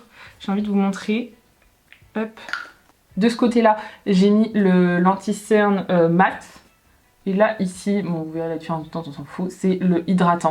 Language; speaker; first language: French; native; French